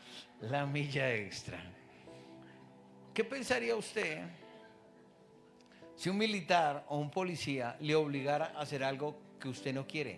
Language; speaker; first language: Spanish; native; Spanish